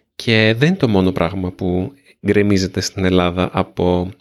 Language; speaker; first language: Greek; native; Greek